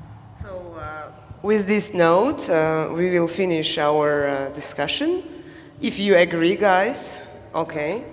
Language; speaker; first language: English; non-native, fluent; Slovenian